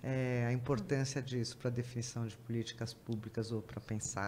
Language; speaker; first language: Portuguese; native; Portuguese